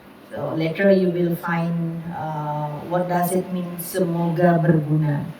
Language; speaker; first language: English; non-native, learner; Indonesian